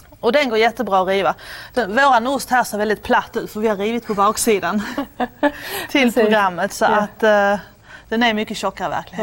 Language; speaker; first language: Swedish; native; Swedish